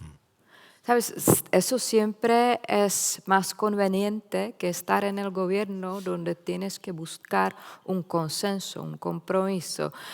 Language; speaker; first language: Spanish; non-native, fluent; Czech